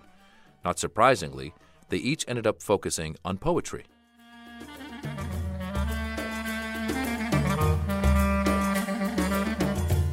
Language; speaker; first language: English; native; English